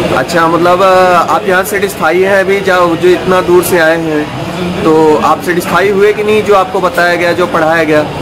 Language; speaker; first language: Hindi; native; Hindi